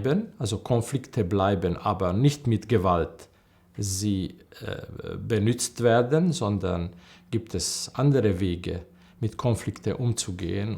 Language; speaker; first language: German; non-native, learner; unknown